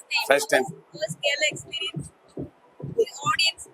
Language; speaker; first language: English; non-native, local second language; Malayalam